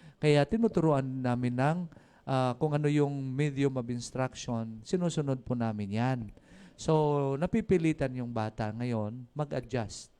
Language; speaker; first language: Filipino; non-native, local second language; Waray